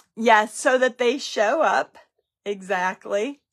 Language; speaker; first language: English; native; English